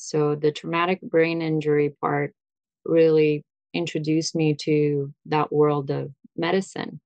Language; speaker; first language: English; early bilingual, other home language; Russian